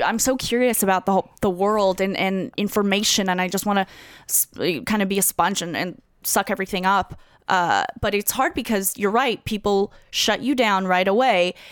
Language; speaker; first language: English; early bilingual, other home language; Russian